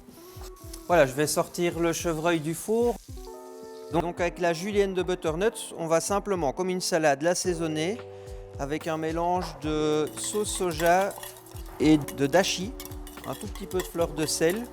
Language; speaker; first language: French; native; French